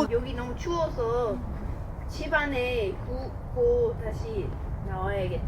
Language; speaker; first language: Korean; non-native, learner; English